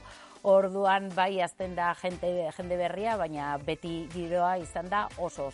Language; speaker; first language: Basque; non-native, learner; Spanish